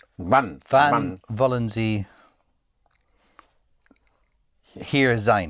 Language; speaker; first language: German; non-native, learner; English